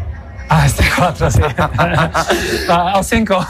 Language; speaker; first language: Spanish; non-native, fluent; Polish